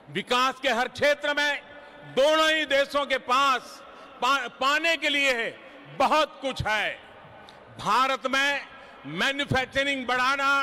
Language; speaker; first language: Hindi; non-native, local second language; Gujarati